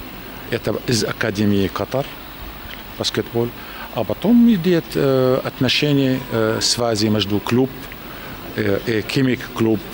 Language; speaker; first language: Russian; non-native, learner; Arabic